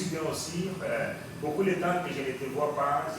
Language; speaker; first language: French; non-native, learner; Portuguese